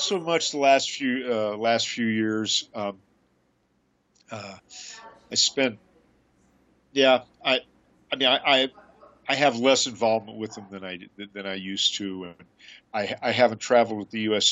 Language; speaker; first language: English; native; English